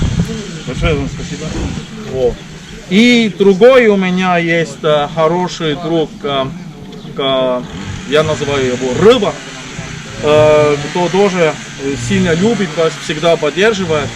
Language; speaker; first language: Russian; non-native, learner; Estonian